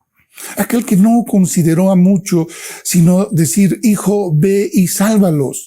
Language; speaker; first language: Spanish; native; Spanish